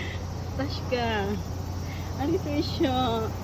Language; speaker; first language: Japanese; non-native, learner; Filipino